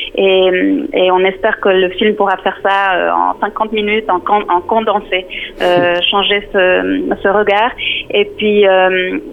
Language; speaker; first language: French; non-native, fluent; Spanish